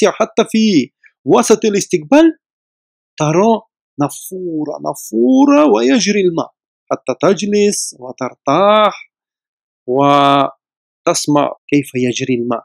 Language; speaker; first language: Arabic; non-native, fluent; Russian